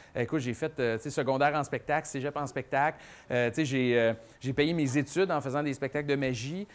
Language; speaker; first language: French; native; French